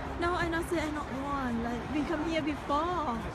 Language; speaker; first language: English; non-native, learner; Thai